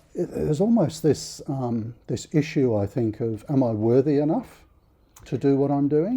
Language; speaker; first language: English; native; English